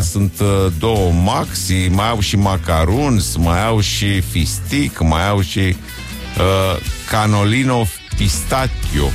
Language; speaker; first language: Romanian; native; Romanian